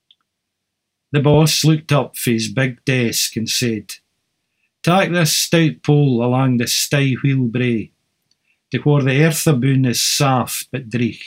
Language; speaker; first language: English; native; English